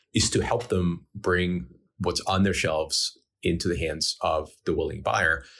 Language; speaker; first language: English; early bilingual, other home language; Ukrainian